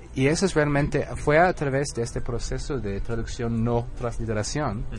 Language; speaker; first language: Spanish; non-native, fluent; English